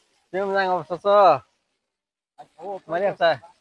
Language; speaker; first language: Korean; non-native, learner; Nepali